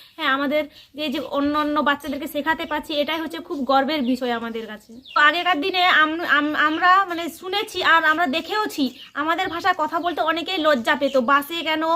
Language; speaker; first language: Bangla; non-native, local second language; Santali